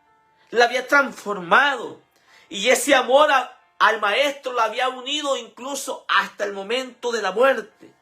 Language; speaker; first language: Spanish; native; Spanish